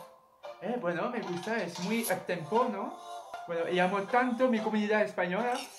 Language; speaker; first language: Spanish; non-native, fluent; French